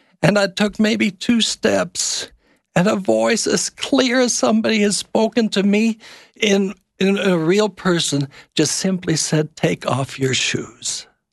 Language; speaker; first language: English; non-native, fluent; German